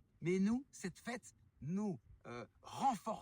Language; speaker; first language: French; native; French